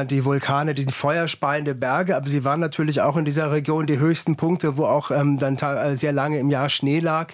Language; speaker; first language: German; native; German